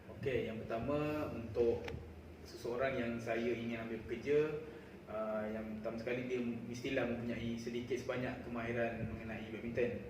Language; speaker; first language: Malay; native; Malay